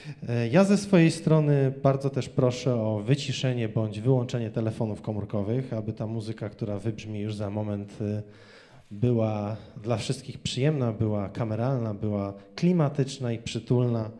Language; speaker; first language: Polish; native; Polish